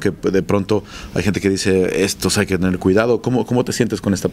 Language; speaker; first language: Spanish; native; Spanish